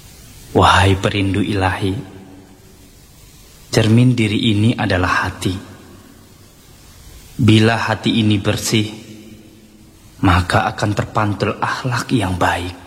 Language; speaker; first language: Indonesian; native; Indonesian